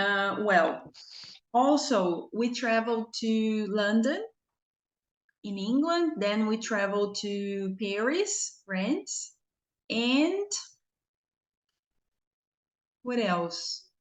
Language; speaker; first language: English; non-native, fluent; Portuguese